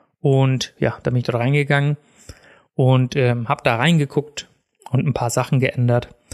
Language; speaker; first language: German; native; German